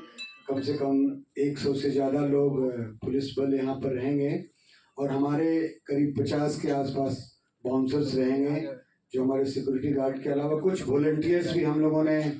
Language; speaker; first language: Hindi; native; Hindi